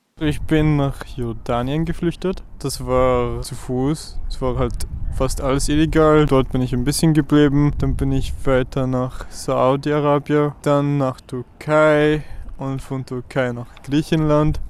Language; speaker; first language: German; non-native, fluent; Arabic